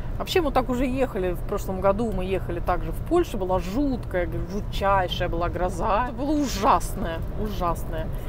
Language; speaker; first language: Russian; native; Russian